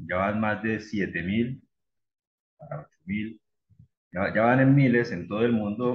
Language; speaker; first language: Spanish; native; Spanish